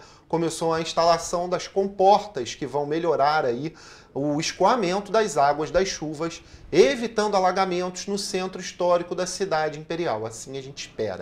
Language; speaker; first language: Portuguese; native; Portuguese